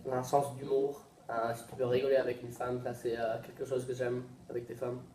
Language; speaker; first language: French; early bilingual, heritage; Swedish